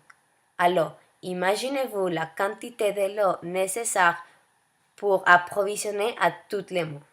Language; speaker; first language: French; non-native, learner; Spanish